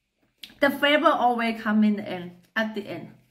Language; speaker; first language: English; non-native, learner; Thai